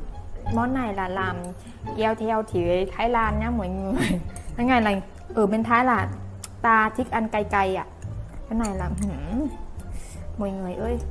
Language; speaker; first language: Vietnamese; non-native, learner; Thai